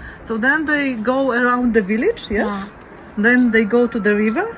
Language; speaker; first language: English; non-native, fluent; Polish